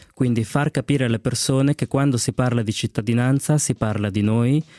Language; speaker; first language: Italian; early bilingual, other home language; Spanish